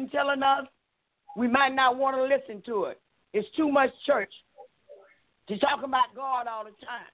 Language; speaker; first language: English; native; English